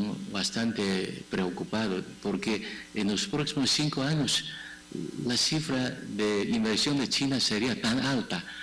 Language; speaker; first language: Spanish; non-native, fluent; Chinese